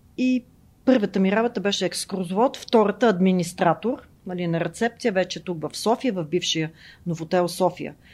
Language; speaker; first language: Bulgarian; native; Bulgarian